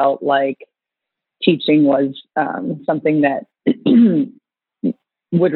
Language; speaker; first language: English; native; English